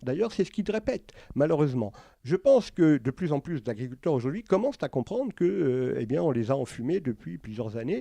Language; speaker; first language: French; native; French